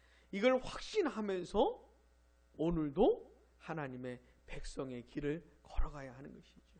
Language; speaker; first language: Korean; native; Korean